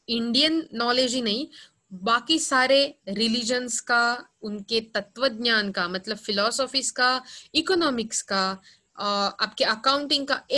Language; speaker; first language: Hindi; non-native, local second language; Marathi